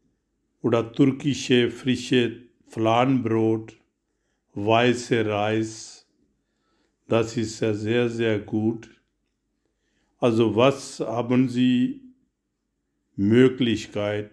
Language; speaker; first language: German; non-native, learner; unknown